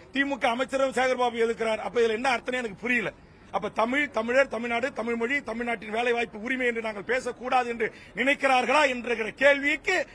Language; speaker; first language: Tamil; native; Tamil